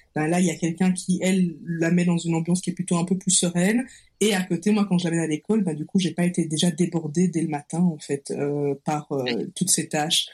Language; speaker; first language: French; native; French